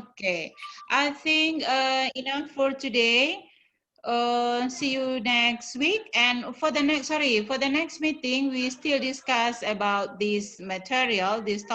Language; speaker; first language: English; non-native, fluent; Indonesian